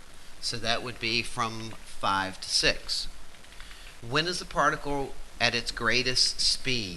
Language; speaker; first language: English; native; English